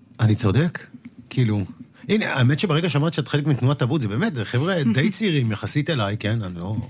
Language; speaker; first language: Hebrew; native; Hebrew